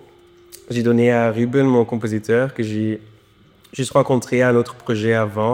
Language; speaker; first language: French; non-native, learner; Dutch